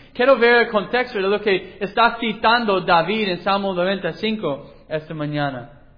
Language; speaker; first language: Spanish; non-native, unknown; English